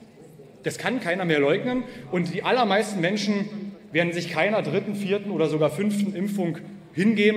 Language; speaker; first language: German; native; German